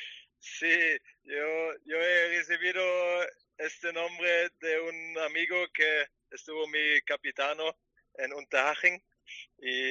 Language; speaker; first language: Spanish; non-native, learner; German